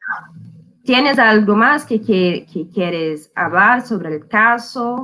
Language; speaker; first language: Spanish; non-native, learner; Portuguese